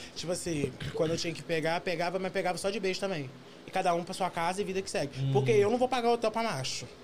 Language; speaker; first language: Portuguese; native; Portuguese